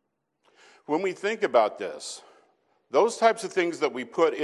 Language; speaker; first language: English; native; English